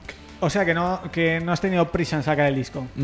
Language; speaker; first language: Spanish; native; Spanish